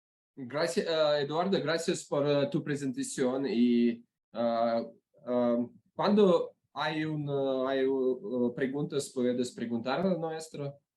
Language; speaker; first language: Spanish; non-native, learner; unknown